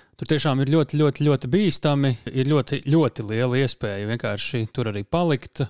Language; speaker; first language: Latvian; native; Latvian